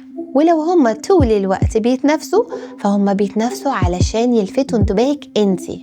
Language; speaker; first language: Arabic; native; Arabic